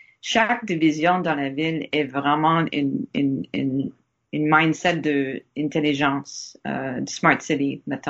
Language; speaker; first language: French; non-native, learner; English